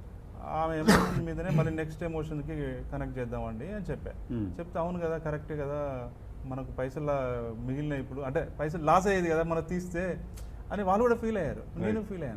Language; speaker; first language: Telugu; native; Telugu